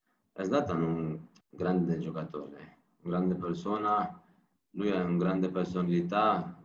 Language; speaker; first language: Italian; non-native, learner; Turkish